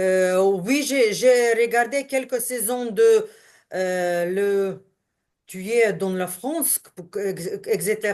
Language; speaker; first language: French; non-native, learner; Ukrainian